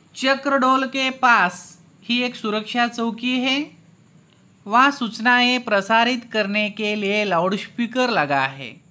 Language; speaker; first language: Hindi; non-native, local second language; Marathi